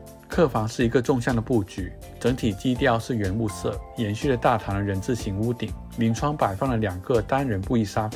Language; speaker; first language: Chinese; native; Chinese